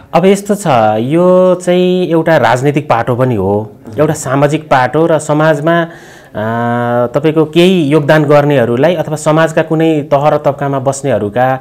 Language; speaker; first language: Nepali; native; Nepali